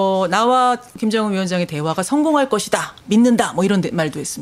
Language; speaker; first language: Korean; native; Korean